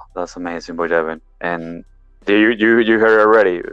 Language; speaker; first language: English; non-native, learner; Spanish